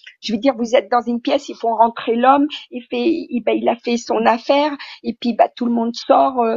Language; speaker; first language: French; early bilingual, other home language; Riffian